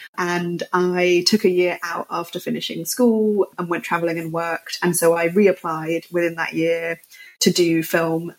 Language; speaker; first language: English; native; English